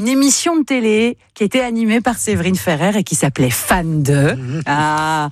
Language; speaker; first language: French; native; French